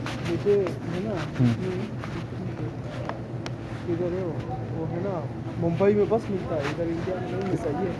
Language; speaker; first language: Hindi; non-native, local second language; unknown